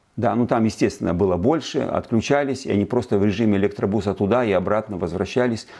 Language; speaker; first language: Russian; native; Russian